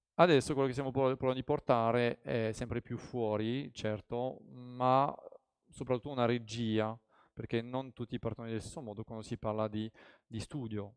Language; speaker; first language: Italian; non-native, fluent; French